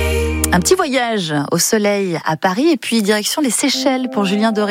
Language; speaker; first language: French; native; French